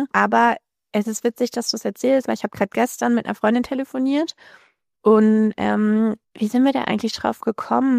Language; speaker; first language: German; native; German